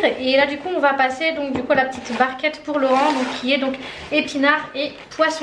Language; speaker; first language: French; native; French